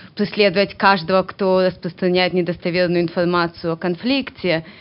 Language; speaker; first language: Russian; native; Russian